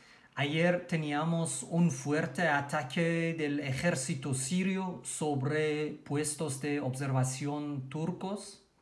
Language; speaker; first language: Spanish; non-native, learner; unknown